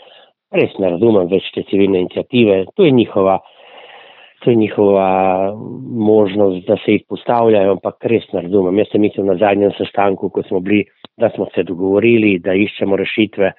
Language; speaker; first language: Slovenian; native; Slovenian